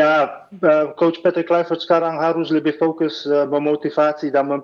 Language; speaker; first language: Indonesian; non-native, fluent; Dutch